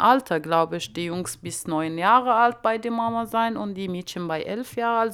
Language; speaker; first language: German; non-native, learner; Arabic